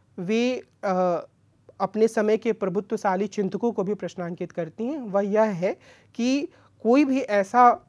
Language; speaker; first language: Hindi; native; Hindi